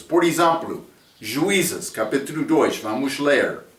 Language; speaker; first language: Portuguese; non-native, fluent; English